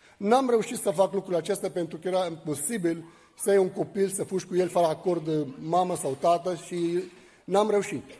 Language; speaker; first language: Romanian; non-native, fluent; Arabic